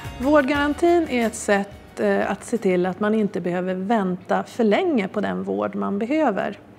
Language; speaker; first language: Swedish; native; Swedish